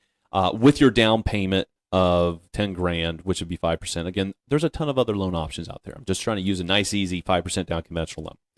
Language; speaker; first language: English; native; English